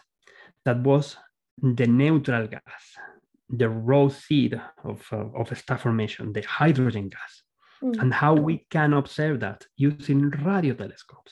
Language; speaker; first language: English; non-native, fluent; Spanish